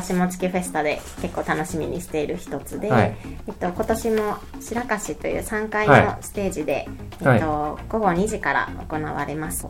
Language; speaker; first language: Japanese; native; Japanese